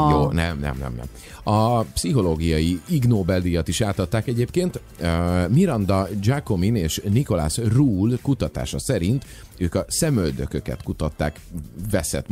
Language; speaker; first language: Hungarian; native; Hungarian